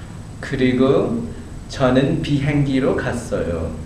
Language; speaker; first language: Korean; non-native, learner; English